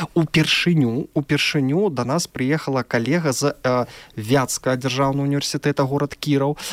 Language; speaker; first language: Belarusian; non-native, local second language; Russian